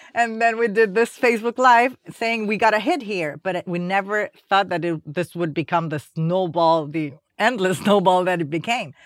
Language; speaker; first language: English; non-native, fluent; Spanish